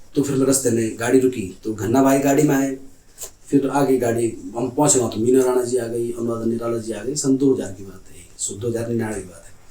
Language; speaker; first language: Hindi; non-native, local second language; Garhwali